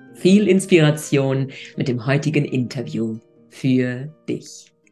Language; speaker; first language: German; native; German